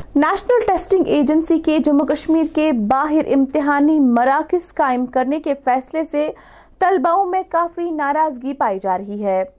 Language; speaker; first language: Urdu; non-native, local second language; Kashmiri